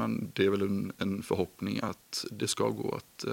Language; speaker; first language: Swedish; native; Swedish